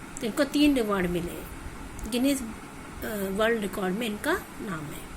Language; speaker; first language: Hindi; native; Hindi